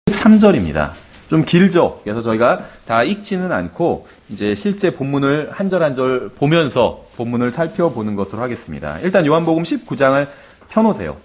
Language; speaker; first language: Korean; native; Korean